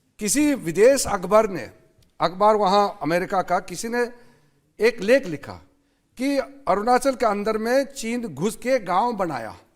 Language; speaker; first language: Hindi; non-native, local second language; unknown